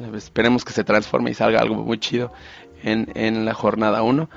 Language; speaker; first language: Spanish; native; Spanish